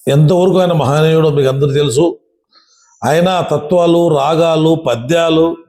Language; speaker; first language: Telugu; non-native, local second language; Kannada